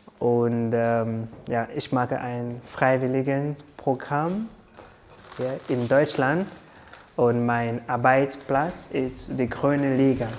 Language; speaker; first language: German; non-native, learner; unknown